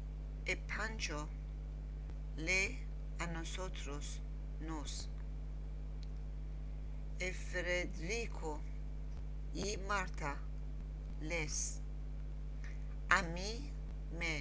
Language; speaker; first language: Spanish; non-native, learner; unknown